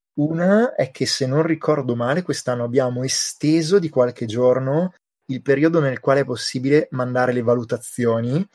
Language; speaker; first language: Italian; native; Italian